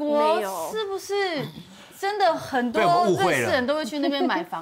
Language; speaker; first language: Chinese; native; Chinese